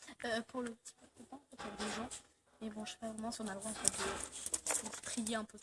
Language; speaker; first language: French; native; French